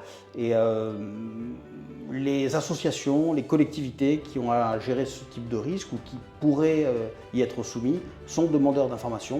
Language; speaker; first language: French; native; French